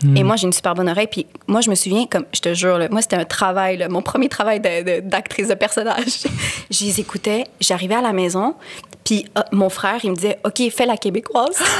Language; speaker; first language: French; early bilingual, other home language; Spanish